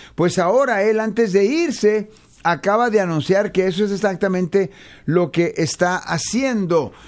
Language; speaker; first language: Spanish; native; Spanish